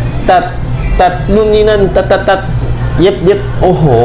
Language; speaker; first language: Thai; non-native, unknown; Korean